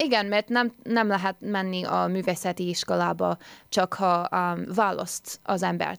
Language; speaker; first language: Hungarian; early bilingual, heritage; English